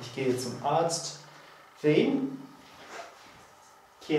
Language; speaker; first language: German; non-native, learner; Polish